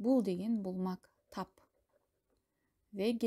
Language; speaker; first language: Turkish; non-native, fluent; Kazakh